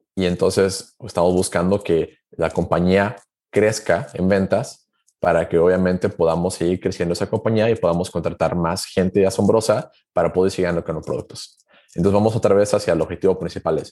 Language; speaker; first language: Spanish; native; Spanish